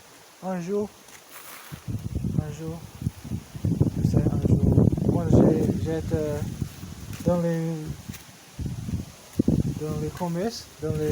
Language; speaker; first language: French; non-native, learner; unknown